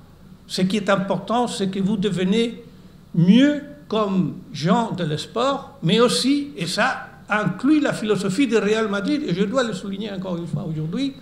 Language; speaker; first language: French; non-native, fluent; Spanish